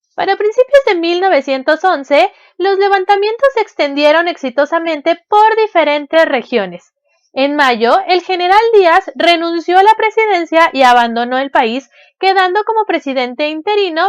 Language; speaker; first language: Spanish; native; Spanish